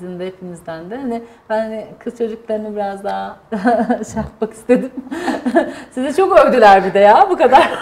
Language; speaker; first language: Turkish; native; Turkish